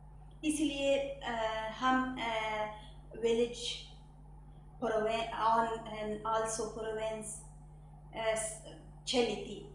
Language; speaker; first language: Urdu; non-native, learner; Persian